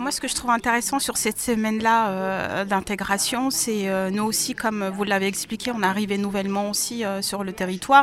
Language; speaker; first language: French; native; French